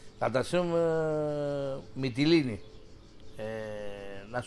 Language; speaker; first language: Turkish; early bilingual, heritage; Greek